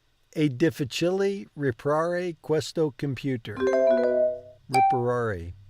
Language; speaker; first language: Italian; non-native, learner; English